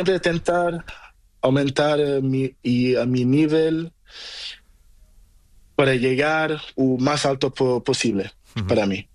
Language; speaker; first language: Spanish; non-native, learner; Portuguese